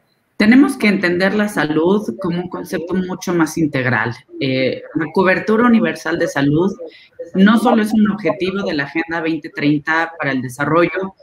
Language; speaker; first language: Spanish; native; Spanish